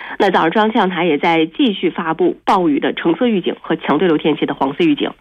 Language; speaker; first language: Chinese; native; Chinese